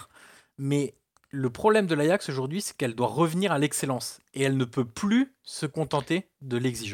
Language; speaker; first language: French; native; French